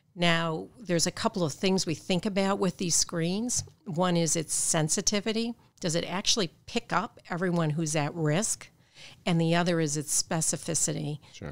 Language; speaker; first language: English; native; English